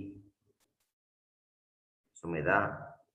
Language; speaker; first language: Spanish; native; Spanish